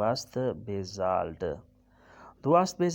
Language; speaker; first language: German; non-native, learner; Urdu